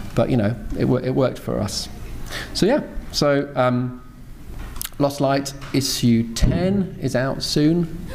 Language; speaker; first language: English; native; English